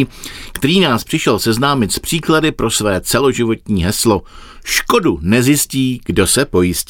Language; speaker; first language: Czech; native; Czech